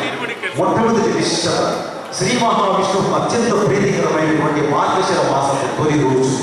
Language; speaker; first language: Telugu; native; Telugu